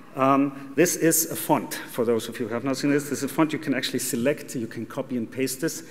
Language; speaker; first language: English; non-native, fluent; German